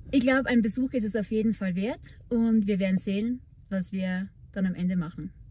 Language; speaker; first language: German; native; German